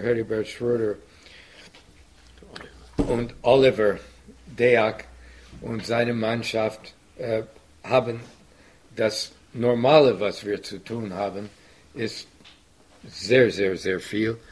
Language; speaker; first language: German; non-native, fluent; English